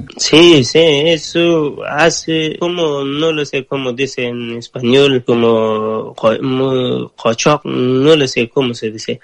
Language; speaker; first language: Spanish; non-native, learner; Persian